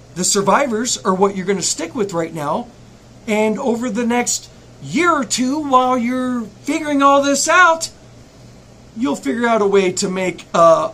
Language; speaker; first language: English; native; English